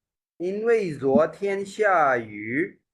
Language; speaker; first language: Chinese; non-native, fluent; Urdu